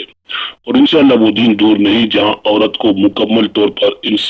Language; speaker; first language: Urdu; non-native, local second language; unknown